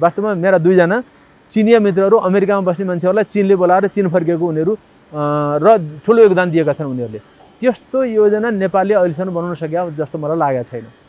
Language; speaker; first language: Nepali; native; Nepali